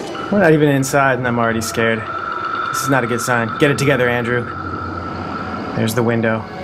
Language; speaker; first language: English; native; English